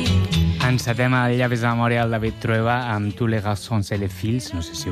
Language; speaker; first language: Catalan; native; Catalan